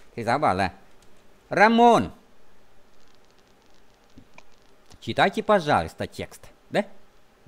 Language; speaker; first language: Russian; non-native, fluent; Vietnamese